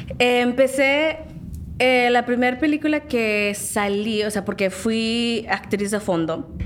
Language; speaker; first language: Spanish; early bilingual, heritage; Spanish